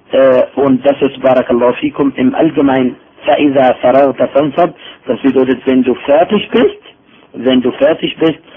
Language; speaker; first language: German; non-native, fluent; Arabic